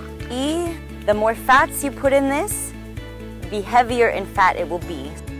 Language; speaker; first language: English; native; English